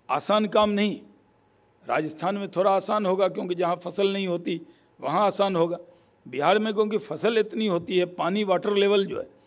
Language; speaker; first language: Hindi; native; Hindi